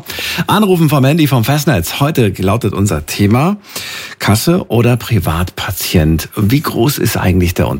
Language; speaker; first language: German; native; German